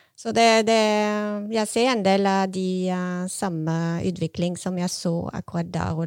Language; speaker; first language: Norwegian; non-native, fluent; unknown